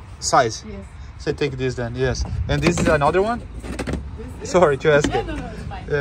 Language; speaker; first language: English; non-native, learner; Portuguese